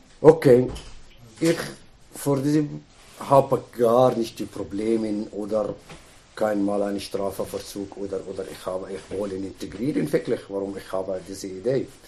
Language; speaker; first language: German; non-native, learner; Arabic